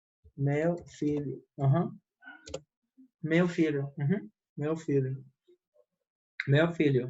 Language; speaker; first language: Portuguese; non-native, fluent; Spanish